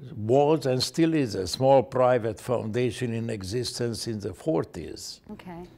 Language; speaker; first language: English; non-native, fluent; Hungarian